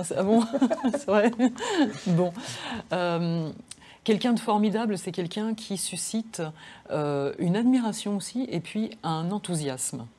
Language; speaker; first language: French; native; French